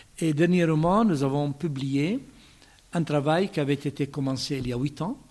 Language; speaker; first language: French; non-native, fluent; Arabic